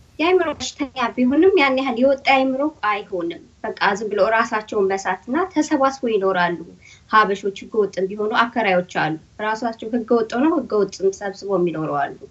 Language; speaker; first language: Amharic; native; Amharic